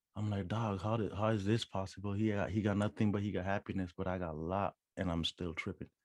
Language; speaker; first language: English; non-native, local second language; Punjabi